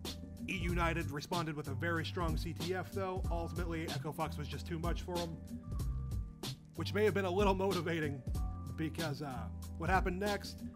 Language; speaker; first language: English; native; English